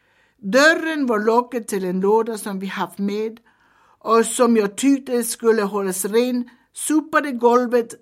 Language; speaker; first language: Swedish; early bilingual, heritage; Swedish